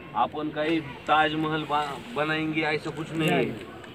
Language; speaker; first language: Hindi; non-native, local second language; Marathi